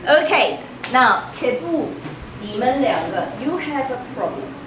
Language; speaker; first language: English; non-native, fluent; Chinese